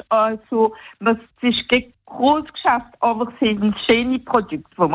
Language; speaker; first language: German; non-native, local second language; Swiss German